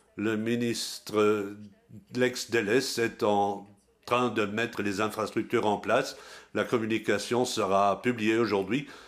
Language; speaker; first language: French; non-native, local second language; Luxembourgish